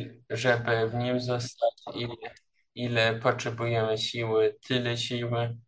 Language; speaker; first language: Polish; non-native, learner; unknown